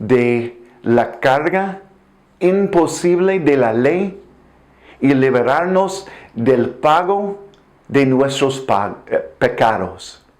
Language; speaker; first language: Spanish; non-native, fluent; English